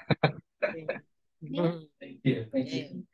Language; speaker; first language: English; non-native, fluent; Indonesian